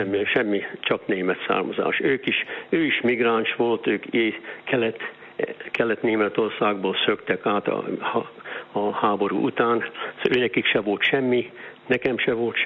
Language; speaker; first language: Hungarian; early bilingual, heritage; Hungarian